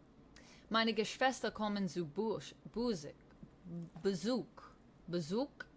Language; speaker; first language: German; non-native, learner; English